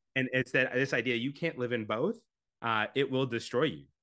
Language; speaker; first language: English; native; English